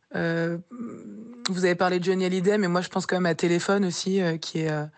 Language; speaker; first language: French; native; French